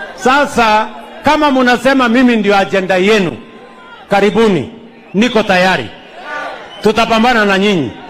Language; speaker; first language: Swahili; non-native, local second language; Kalenjin